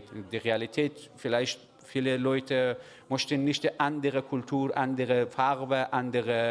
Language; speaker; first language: German; non-native, learner; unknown